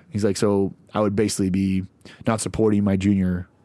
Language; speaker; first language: English; native; English